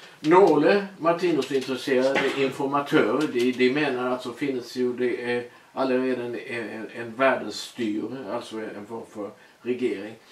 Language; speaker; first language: Swedish; native; Swedish